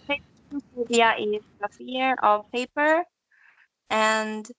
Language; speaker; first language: English; non-native, learner; Korean